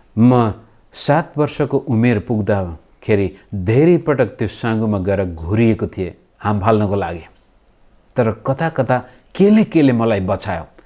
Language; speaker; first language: Nepali; native; Nepali